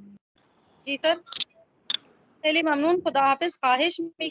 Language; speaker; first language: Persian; non-native, learner; Urdu